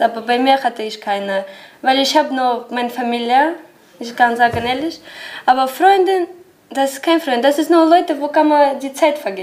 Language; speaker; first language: German; non-native, learner; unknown